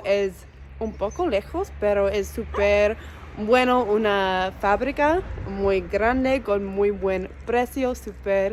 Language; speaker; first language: Spanish; non-native, learner; English